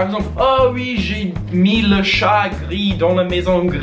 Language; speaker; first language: French; non-native, fluent; English